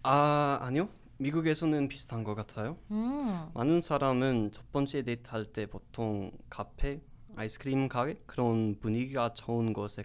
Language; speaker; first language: Korean; non-native, learner; English